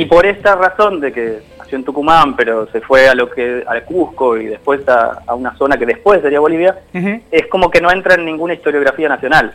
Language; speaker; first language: Spanish; native; Spanish